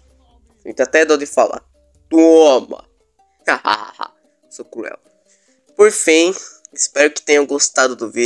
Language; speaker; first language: Portuguese; native; Portuguese